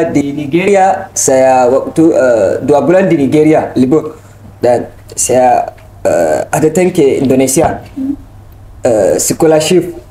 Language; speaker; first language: Indonesian; non-native, learner; Hausa